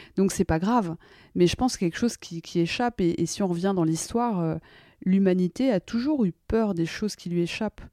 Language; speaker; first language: French; native; French